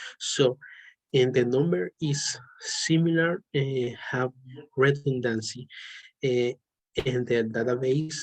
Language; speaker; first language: English; non-native, learner; Spanish